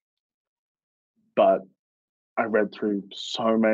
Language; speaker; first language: English; native; English